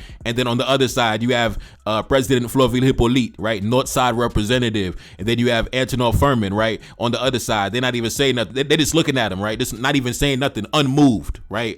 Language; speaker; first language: English; native; English